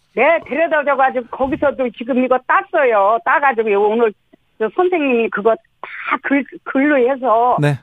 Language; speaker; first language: Korean; native; Korean